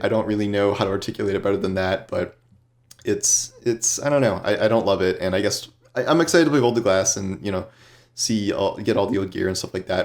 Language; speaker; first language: English; native; English